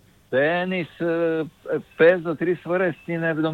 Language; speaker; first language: Greek; non-native, fluent; Serbian